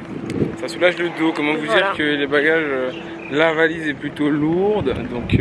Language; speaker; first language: French; native; French